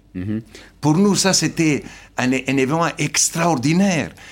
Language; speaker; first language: French; non-native, fluent; Slovenian